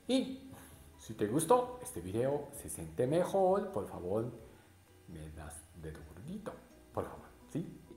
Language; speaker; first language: Spanish; non-native, learner; Japanese